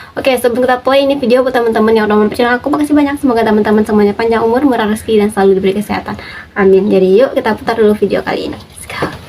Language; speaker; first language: Indonesian; native; Indonesian